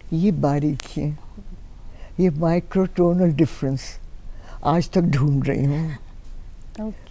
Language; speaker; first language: Hindi; native; Hindi